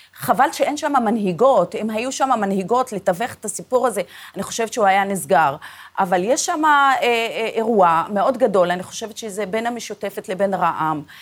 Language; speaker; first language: Hebrew; non-native, local second language; Arabic